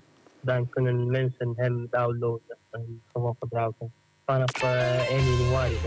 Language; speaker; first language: Dutch; non-native, learner; Arabic